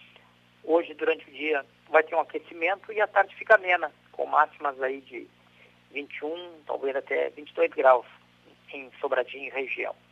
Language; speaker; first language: Portuguese; native; Portuguese